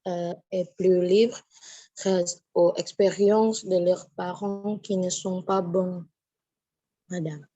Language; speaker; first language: French; non-native, learner; Indonesian